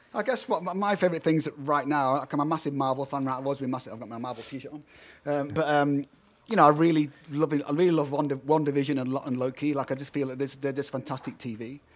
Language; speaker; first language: English; native; English